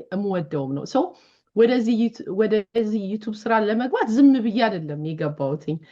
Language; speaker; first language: Amharic; native; Amharic